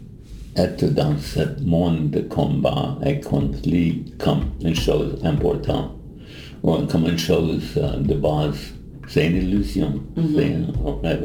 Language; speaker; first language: French; non-native, learner; English